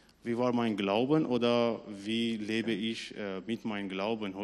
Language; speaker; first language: German; non-native, learner; Persian